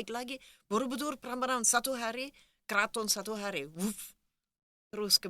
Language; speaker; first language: Indonesian; non-native, fluent; Dutch